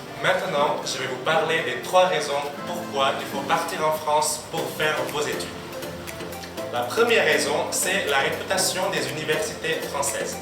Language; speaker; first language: French; non-native, fluent; Indonesian